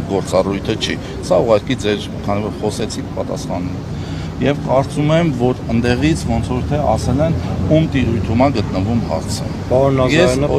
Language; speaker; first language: Armenian; native; Armenian